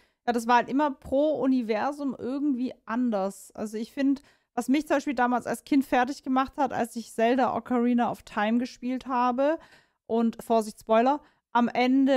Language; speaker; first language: German; native; German